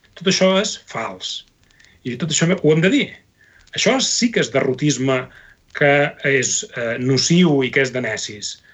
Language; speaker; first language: Catalan; native; Catalan